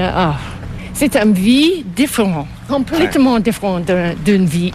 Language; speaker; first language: French; non-native, fluent; English